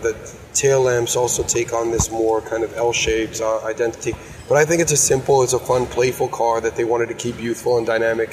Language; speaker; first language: English; native; English